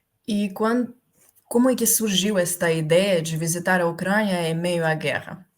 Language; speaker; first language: Portuguese; non-native, fluent; Ukrainian